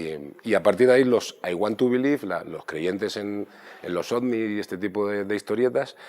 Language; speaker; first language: Spanish; native; Spanish